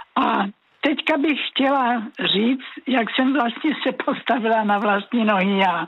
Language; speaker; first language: Czech; native; Czech